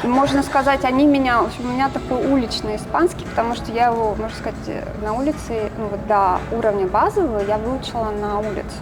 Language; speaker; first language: Russian; native; Russian